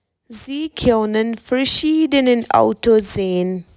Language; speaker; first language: German; non-native, learner; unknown